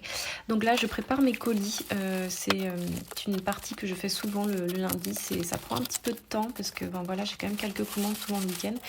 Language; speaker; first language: French; native; French